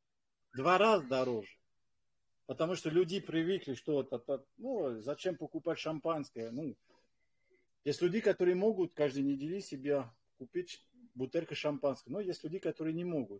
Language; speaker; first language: Russian; non-native, fluent; French